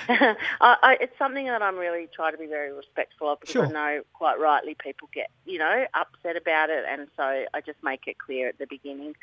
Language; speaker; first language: English; native; English